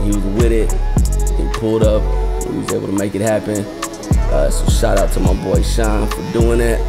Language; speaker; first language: English; native; English